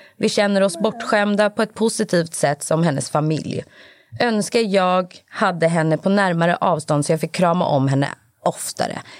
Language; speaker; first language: Swedish; native; Swedish